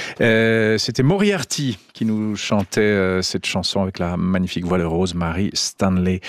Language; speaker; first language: French; native; French